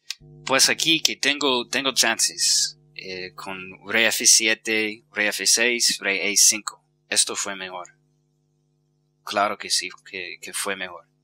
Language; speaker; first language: Spanish; non-native, fluent; English